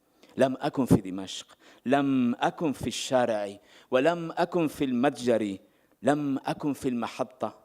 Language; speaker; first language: Arabic; native; Arabic